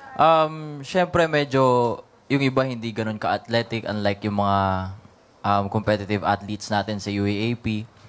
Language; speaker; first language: Filipino; native; Filipino